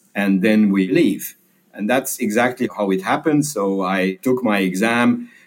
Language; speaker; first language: English; non-native, fluent; Hungarian